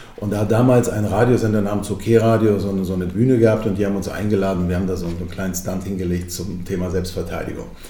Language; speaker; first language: German; early bilingual, other home language; Croatian